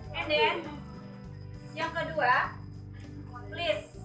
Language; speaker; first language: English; non-native, learner; Indonesian